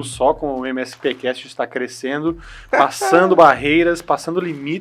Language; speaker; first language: Portuguese; native; Portuguese